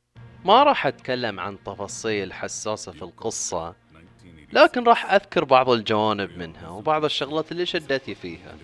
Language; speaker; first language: Arabic; native; Arabic